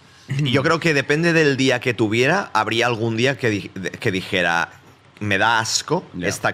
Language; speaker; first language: Spanish; native; Spanish